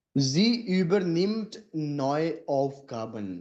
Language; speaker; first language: German; non-native, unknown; Hindi